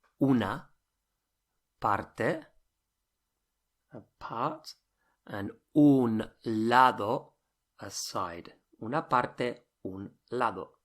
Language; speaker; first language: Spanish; non-native, fluent; English